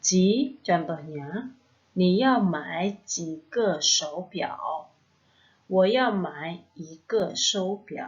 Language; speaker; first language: Chinese; non-native, fluent; Indonesian